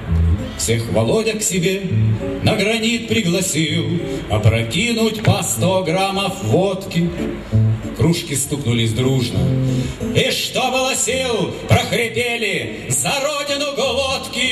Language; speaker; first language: Russian; native; Russian